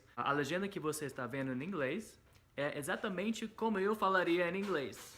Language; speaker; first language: Portuguese; non-native, fluent; English